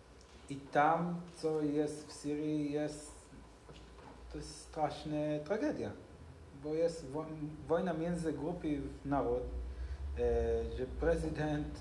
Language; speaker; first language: Polish; non-native, learner; Hebrew